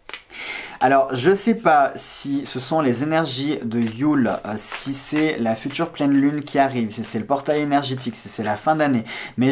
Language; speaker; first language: French; native; French